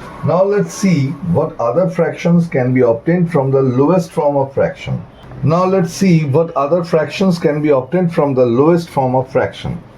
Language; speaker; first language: English; non-native, local second language; Bangla